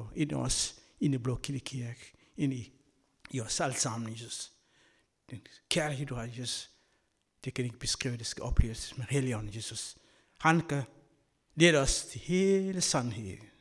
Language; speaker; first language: Danish; non-native, learner; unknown